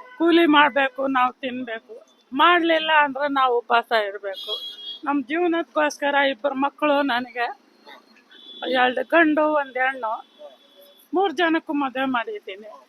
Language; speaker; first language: Kannada; non-native, local second language; Lambadi